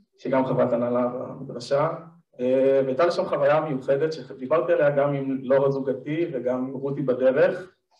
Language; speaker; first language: Hebrew; native; Hebrew